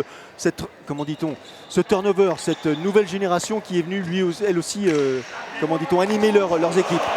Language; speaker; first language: French; native; French